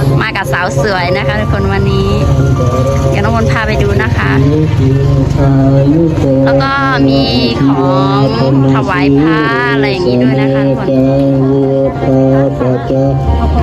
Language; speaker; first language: Thai; non-native, local second language; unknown